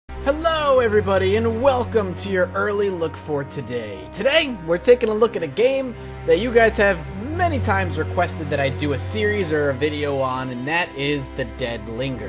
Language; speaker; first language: English; native; English